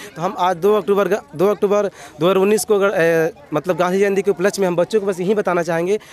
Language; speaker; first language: Hindi; native; Hindi